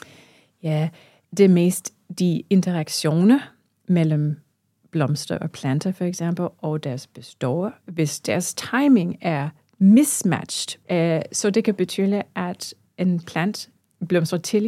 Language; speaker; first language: Danish; non-native, fluent; English